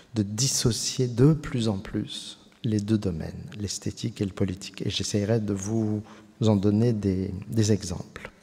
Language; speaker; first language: French; native; French